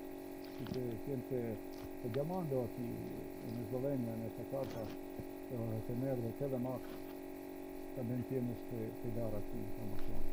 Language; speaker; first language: Spanish; non-native, learner; Slovenian